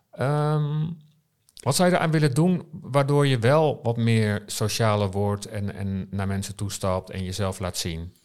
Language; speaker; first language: Dutch; native; Dutch